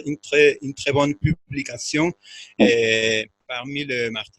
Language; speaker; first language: French; non-native, fluent; Spanish